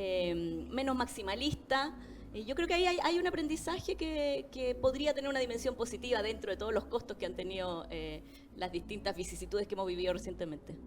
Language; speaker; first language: Spanish; native; Spanish